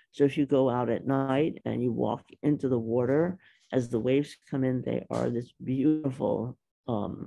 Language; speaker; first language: English; native; English